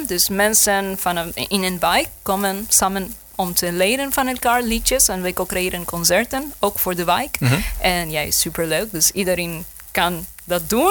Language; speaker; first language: Dutch; non-native, learner; Spanish